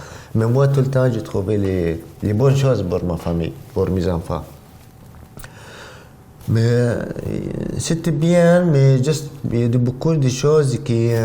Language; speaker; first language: French; non-native, learner; Arabic